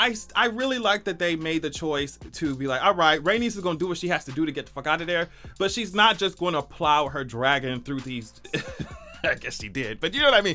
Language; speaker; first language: English; native; English